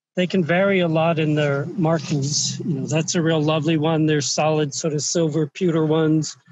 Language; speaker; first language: English; native; English